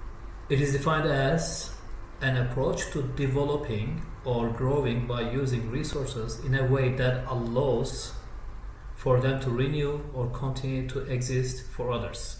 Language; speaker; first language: English; non-native, fluent; Turkish